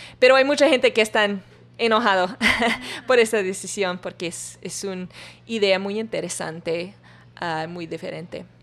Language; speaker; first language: Spanish; non-native, learner; English